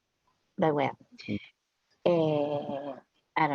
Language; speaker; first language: English; non-native, fluent; Spanish